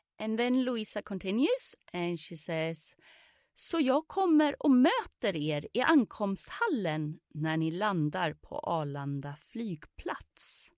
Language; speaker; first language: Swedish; native; Swedish